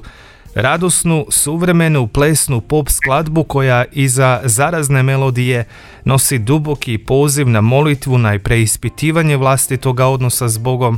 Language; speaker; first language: Croatian; native; Croatian